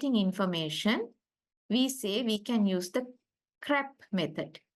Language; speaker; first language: English; non-native, local second language; Sinhala